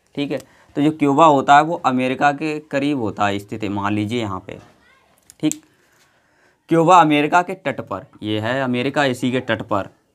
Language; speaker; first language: Hindi; native; Hindi